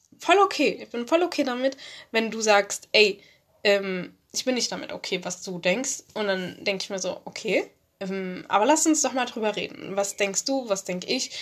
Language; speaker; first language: German; early bilingual, other home language; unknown